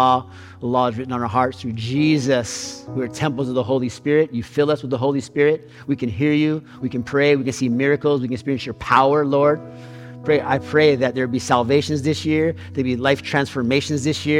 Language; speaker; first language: English; native; English